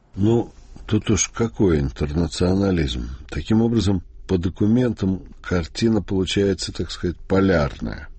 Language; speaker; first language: Russian; native; Russian